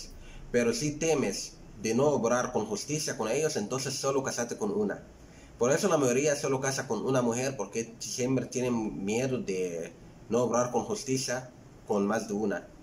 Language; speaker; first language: Spanish; non-native, fluent; Arabic